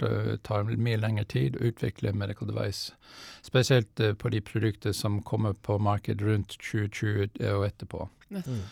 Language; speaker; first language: Norwegian; non-native, fluent; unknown